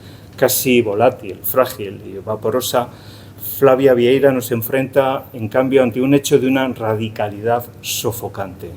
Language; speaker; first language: Spanish; native; Spanish